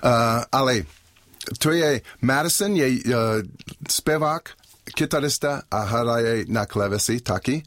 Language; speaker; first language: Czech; non-native, learner; English